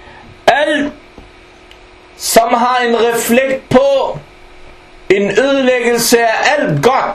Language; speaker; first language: Danish; early bilingual, other home language; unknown